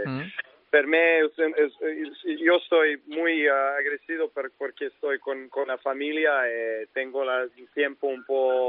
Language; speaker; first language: Spanish; non-native, learner; Serbian